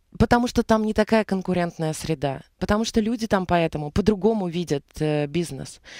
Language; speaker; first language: Russian; native; Russian